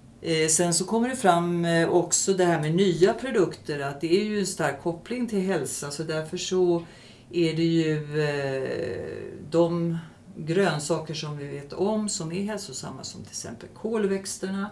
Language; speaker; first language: Swedish; native; Swedish